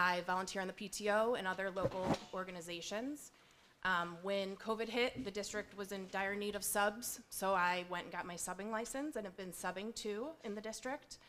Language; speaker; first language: English; native; English